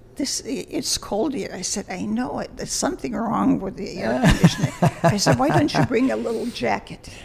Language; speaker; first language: English; early bilingual, other home language; Lithuanian